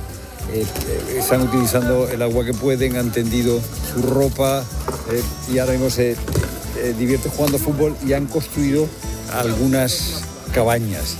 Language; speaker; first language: Spanish; native; Spanish